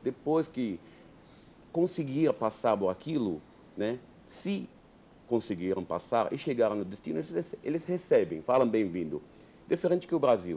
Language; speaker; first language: Portuguese; non-native, fluent; Arabic